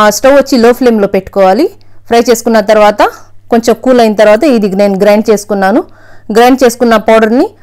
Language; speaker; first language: Telugu; non-native, local second language; Urdu